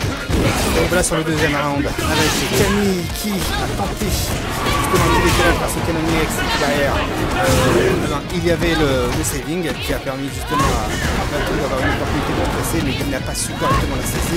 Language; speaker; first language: French; native; French